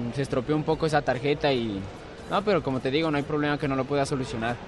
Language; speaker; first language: Spanish; native; Spanish